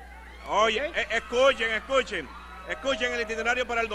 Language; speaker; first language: Spanish; native; Spanish